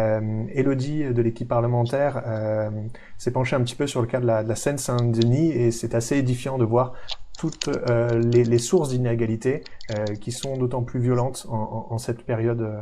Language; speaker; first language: French; native; French